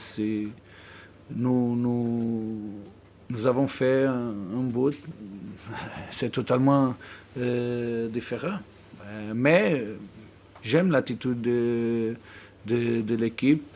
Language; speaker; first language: French; non-native, learner; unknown